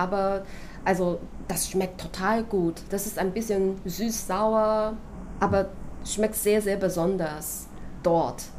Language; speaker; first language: German; non-native, fluent; Chinese